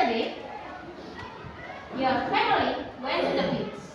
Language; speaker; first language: English; non-native, learner; Indonesian